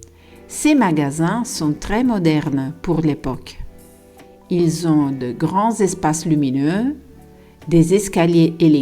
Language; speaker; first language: French; non-native, fluent; Italian